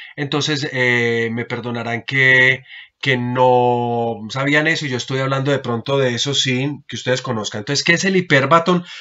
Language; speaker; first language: Spanish; native; Spanish